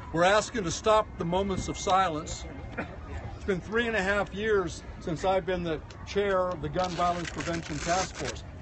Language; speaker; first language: English; native; English